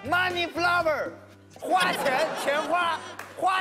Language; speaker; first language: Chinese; native; Chinese